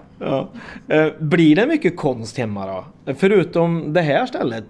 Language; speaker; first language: Swedish; native; Swedish